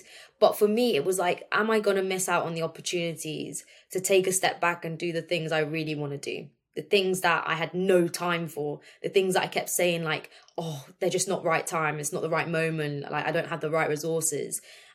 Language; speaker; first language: English; native; English